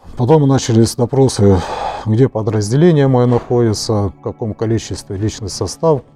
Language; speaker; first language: Russian; native; Russian